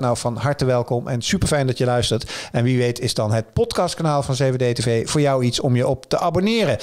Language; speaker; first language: Dutch; native; Dutch